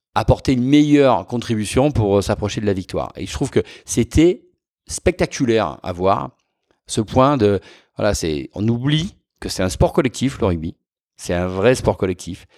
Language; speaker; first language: French; native; French